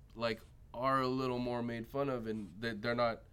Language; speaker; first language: English; early bilingual, other home language; Korean